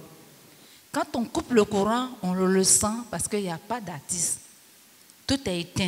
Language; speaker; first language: French; non-native, local second language; Baoulé